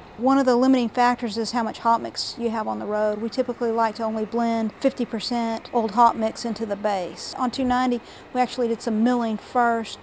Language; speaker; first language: English; native; English